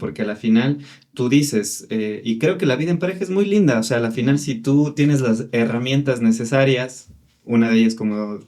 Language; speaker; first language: Spanish; native; Spanish